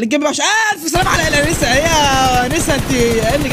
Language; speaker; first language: Arabic; native; Arabic